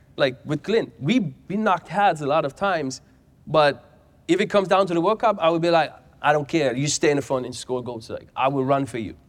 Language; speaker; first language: English; non-native, fluent; German